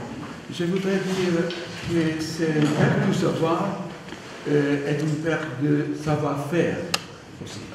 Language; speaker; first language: French; non-native, learner; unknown